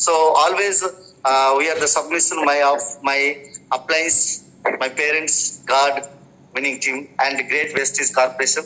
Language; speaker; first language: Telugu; native; Telugu